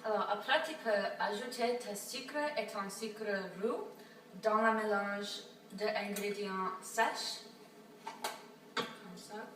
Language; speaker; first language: French; non-native, learner; English